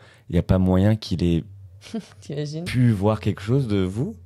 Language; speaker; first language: French; native; French